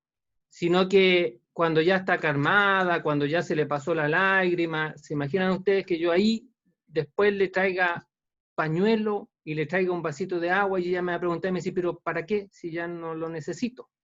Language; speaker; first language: Spanish; native; Spanish